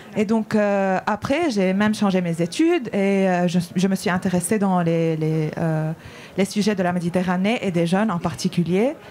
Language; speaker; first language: French; non-native, local second language; Arabic